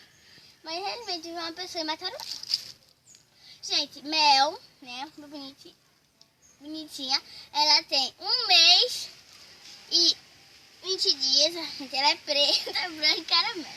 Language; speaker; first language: Portuguese; native; Portuguese